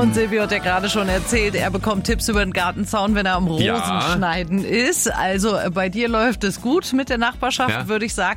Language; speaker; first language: German; native; German